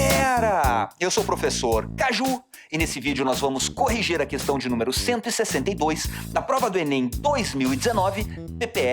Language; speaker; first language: Portuguese; native; Portuguese